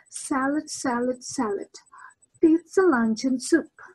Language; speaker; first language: English; non-native, fluent; Ukrainian